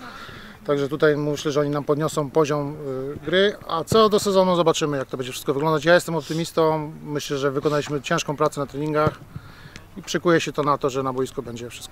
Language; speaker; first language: Polish; native; Polish